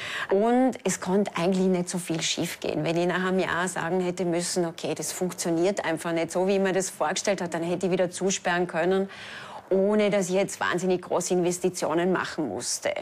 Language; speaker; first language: German; native; German